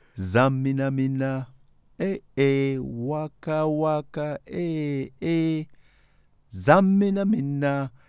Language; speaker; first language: French; non-native, local second language; Wolof